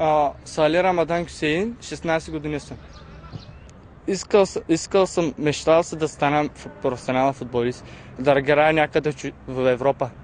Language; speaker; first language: Bulgarian; non-native, local second language; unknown